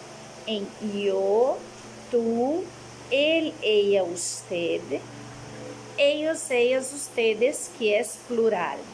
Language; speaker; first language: Spanish; non-native, fluent; Portuguese